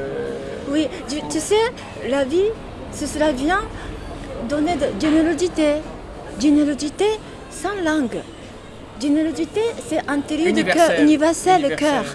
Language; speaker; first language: French; non-native, learner; Japanese